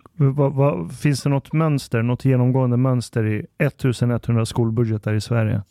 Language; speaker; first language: Swedish; early bilingual, other home language; Persian